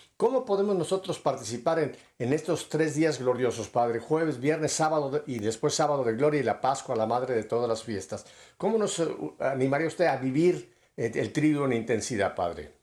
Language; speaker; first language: Spanish; native; Spanish